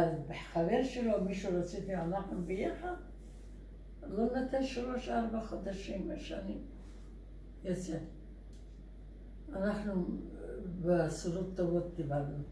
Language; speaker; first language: Hebrew; non-native, learner; Russian